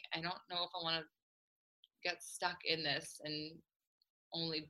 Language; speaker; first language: English; native; English